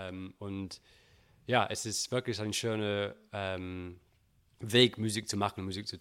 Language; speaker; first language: German; non-native, learner; English